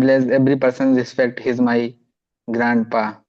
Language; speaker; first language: English; non-native, learner; Hindi